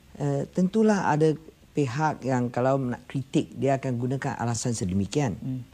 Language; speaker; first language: Malay; non-native, local second language; Chinese